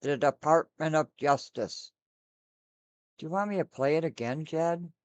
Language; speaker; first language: English; native; English